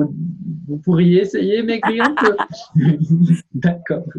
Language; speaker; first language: French; non-native, fluent; Portuguese